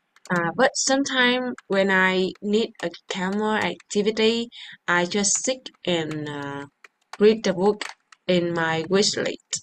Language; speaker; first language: English; non-native, learner; Vietnamese